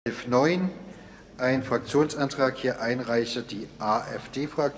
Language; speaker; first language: German; native; German